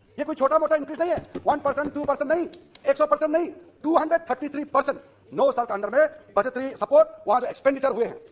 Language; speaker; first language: Hindi; non-native, local second language; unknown